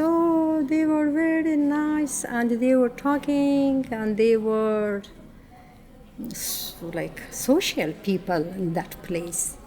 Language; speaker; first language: English; non-native, learner; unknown